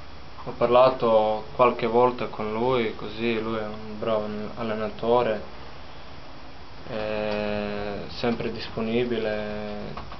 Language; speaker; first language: Italian; non-native, fluent; Slovenian